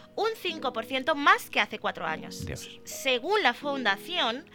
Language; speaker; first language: Spanish; early bilingual, other home language; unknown